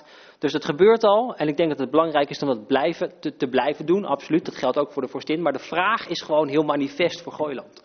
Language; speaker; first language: Dutch; native; Dutch